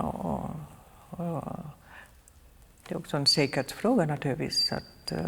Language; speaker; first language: Swedish; non-native, fluent; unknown